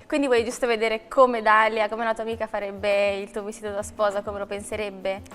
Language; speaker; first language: Italian; native; Italian